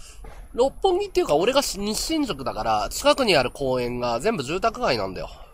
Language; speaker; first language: Japanese; native; Japanese